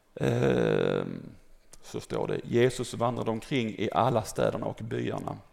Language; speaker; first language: Swedish; native; Swedish